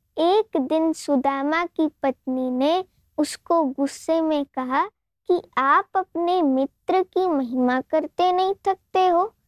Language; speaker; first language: Hindi; non-native, local second language; Gujarati